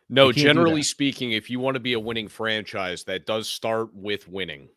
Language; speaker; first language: English; native; English